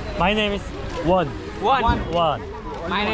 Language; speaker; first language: English; non-native, learner; Korean